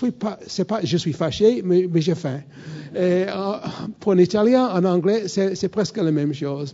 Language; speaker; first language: French; non-native, fluent; English